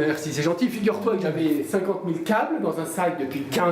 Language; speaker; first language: French; native; French